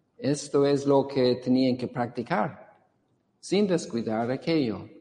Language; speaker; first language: Spanish; non-native, fluent; English